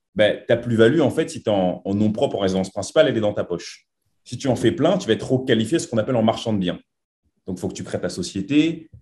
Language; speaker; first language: French; native; French